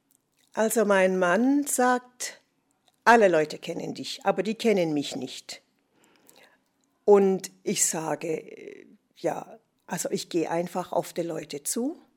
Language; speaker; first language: German; non-native, fluent; English